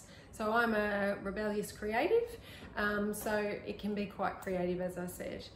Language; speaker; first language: English; native; English